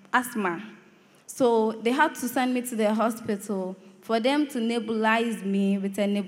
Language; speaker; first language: English; non-native, local second language; Akan